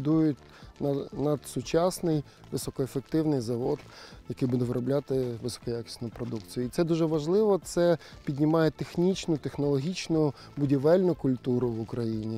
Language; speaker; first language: Ukrainian; native; Ukrainian